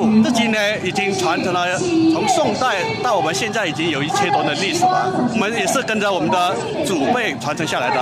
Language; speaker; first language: Chinese; native; Chinese